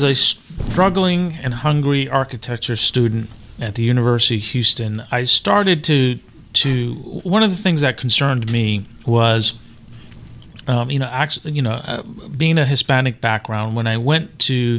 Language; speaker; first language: English; native; English